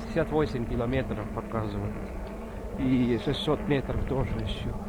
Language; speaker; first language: Russian; non-native, local second language; Estonian